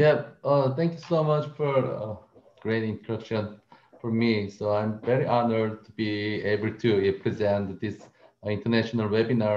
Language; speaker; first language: English; non-native, fluent; Korean